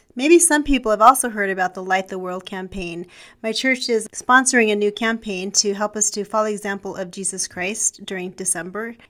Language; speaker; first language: English; native; English